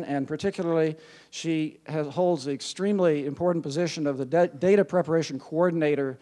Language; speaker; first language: English; native; English